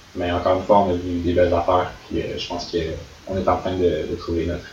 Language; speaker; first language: French; native; French